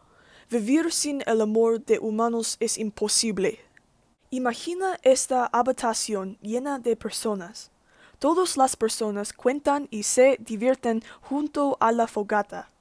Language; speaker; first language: Spanish; non-native, learner; English